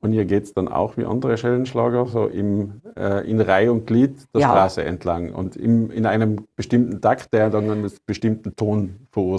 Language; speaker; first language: German; native; German